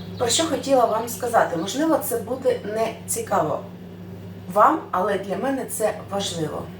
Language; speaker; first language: Ukrainian; non-native, local second language; Russian